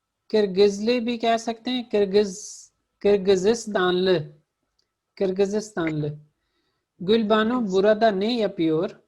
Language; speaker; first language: Turkish; non-native, fluent; Urdu